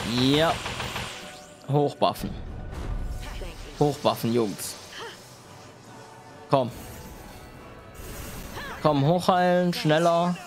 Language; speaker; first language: German; native; German